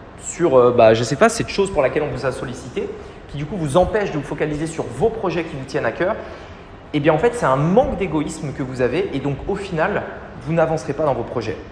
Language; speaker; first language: French; native; French